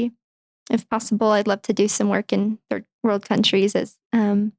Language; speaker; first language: English; native; English